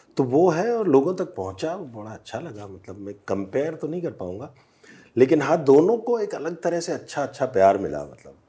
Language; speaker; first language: Hindi; native; Hindi